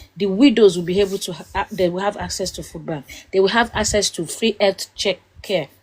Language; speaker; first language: English; non-native, local second language; Yoruba